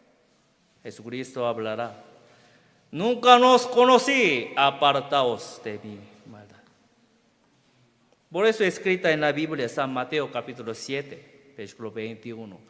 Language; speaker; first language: Spanish; non-native, fluent; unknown